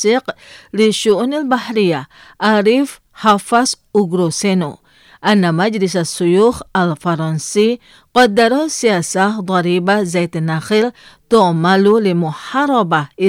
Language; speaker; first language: Arabic; non-native, fluent; Indonesian